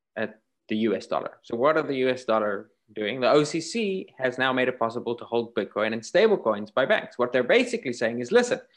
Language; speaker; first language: English; native; English